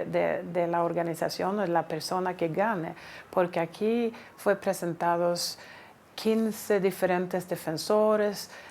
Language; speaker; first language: Spanish; non-native, fluent; Swedish